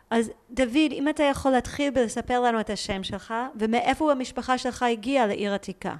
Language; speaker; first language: Hebrew; native; Hebrew